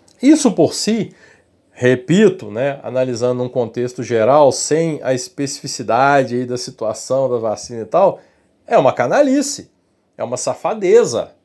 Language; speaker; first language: Portuguese; native; Portuguese